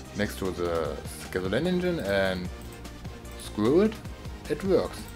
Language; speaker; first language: English; non-native, learner; German